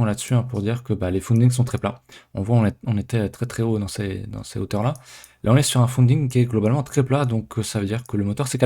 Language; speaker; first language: French; native; French